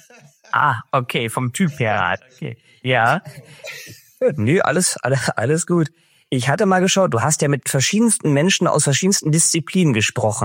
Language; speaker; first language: German; native; German